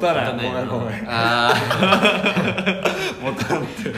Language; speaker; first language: Korean; non-native, learner; Japanese